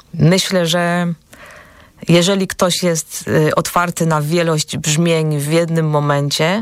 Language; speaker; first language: Polish; native; Polish